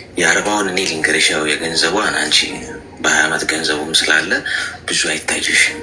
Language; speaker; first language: Amharic; native; Amharic